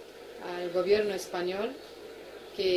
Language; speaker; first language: Spanish; non-native, local second language; Arabic